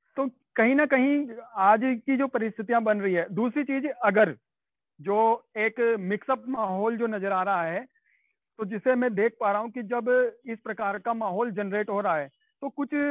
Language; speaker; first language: Hindi; native; Hindi